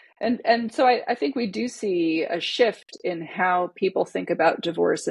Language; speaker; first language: English; native; English